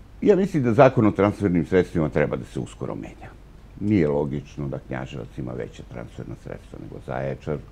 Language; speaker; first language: Serbian; native; Serbian